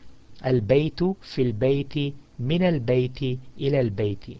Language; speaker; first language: Arabic; non-native, fluent; English